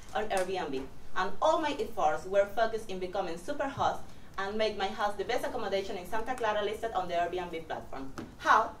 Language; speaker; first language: English; non-native, fluent; Spanish